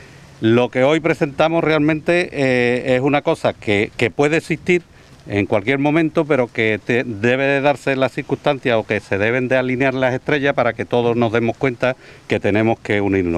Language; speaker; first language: Spanish; native; Spanish